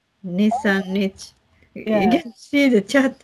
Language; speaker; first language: English; non-native, learner; Japanese